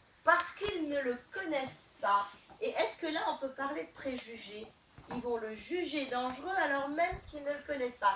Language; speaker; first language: French; native; French